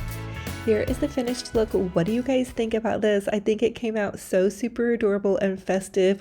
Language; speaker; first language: English; native; English